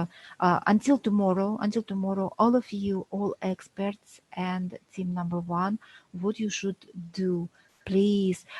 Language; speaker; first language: English; non-native, learner; Russian